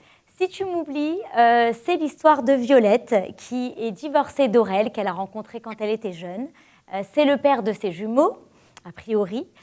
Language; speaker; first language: French; native; French